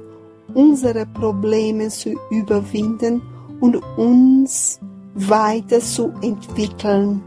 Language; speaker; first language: German; non-native, fluent; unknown